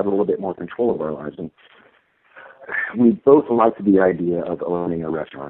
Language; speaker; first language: English; native; English